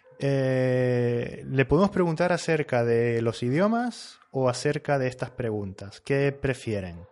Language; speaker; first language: Spanish; native; Spanish